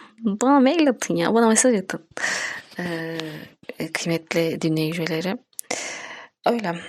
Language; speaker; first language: Turkish; non-native, local second language; Kurdish